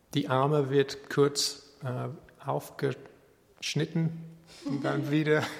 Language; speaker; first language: German; non-native, fluent; English